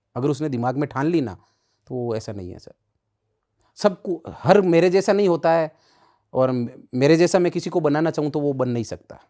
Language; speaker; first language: Hindi; native; Hindi